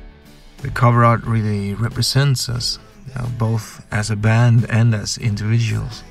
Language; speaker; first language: English; non-native, fluent; Swedish